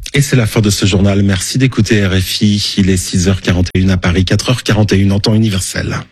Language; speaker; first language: French; native; French